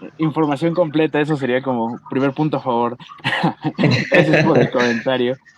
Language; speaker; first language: Spanish; native; Spanish